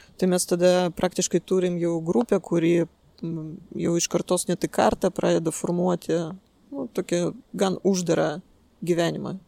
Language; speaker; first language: Lithuanian; non-native, local second language; Russian